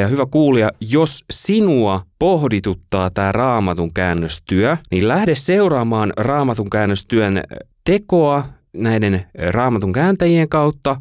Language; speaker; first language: Finnish; native; Finnish